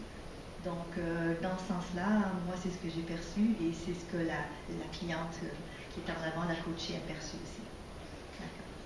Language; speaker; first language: French; native; French